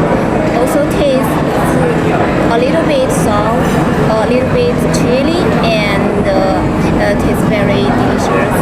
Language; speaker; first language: English; non-native, fluent; Chinese